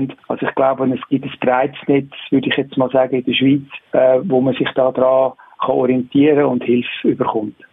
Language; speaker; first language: German; native; German